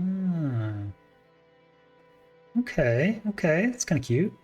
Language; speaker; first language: English; native; English